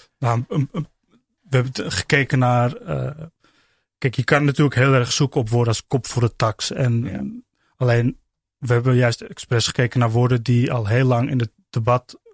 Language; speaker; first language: Dutch; early bilingual, other home language; Turkish